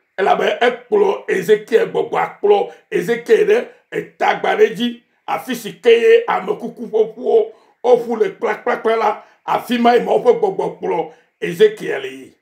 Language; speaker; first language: French; non-native, local second language; Ewe